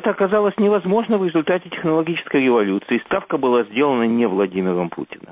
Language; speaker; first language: Russian; native; Russian